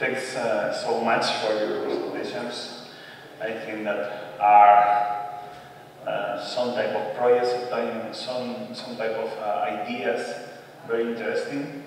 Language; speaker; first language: English; non-native, fluent; Spanish